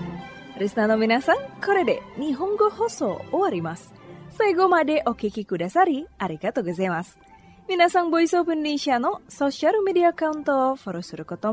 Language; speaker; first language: Japanese; non-native, fluent; Indonesian